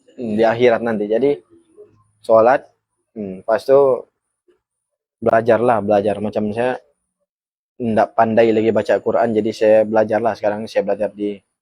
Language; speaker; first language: Malay; native; Malay